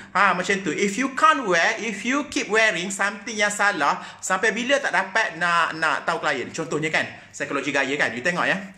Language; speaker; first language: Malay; native; Malay